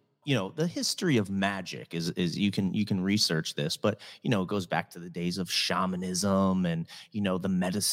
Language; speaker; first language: English; native; English